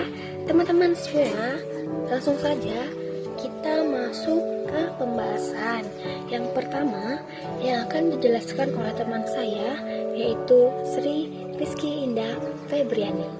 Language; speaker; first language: Indonesian; native; Indonesian